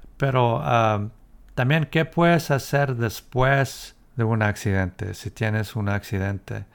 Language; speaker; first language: Spanish; early bilingual, heritage; Spanish